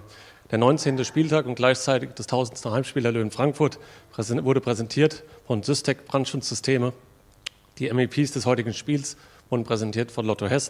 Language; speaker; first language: German; native; German